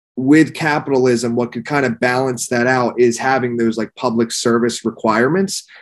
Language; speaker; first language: English; native; English